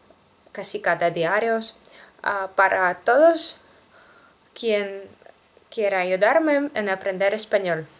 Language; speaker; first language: Spanish; non-native, learner; Russian